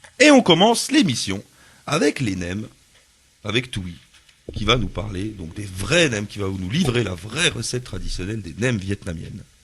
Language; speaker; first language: French; native; French